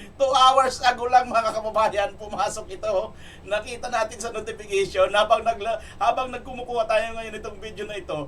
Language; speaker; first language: Filipino; non-native, local second language; Cebuano